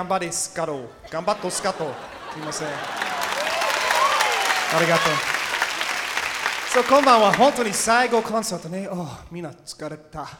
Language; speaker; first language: Japanese; non-native, learner; English